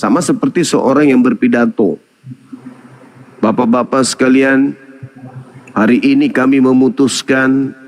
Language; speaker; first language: Indonesian; native; Indonesian